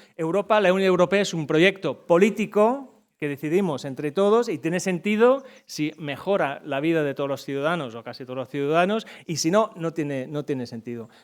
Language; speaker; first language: Spanish; non-native, fluent; English